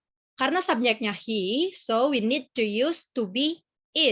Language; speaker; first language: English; non-native, learner; Indonesian